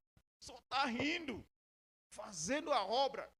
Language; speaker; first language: Portuguese; non-native, learner; Yoruba